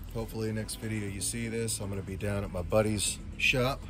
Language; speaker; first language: English; native; English